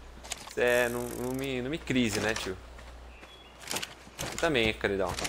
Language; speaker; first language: Portuguese; native; Portuguese